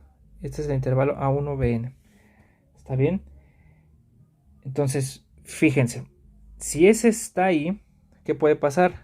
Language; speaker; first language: Spanish; native; Spanish